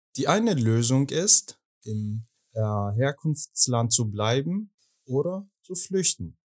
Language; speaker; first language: German; non-native, fluent; Persian